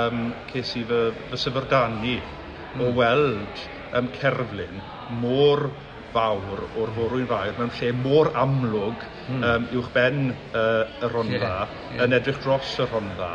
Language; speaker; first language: Welsh; native; Welsh